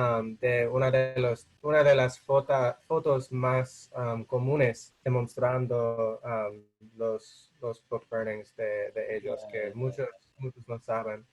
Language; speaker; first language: Spanish; non-native, fluent; English